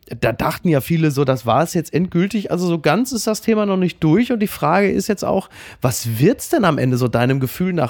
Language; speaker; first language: German; native; German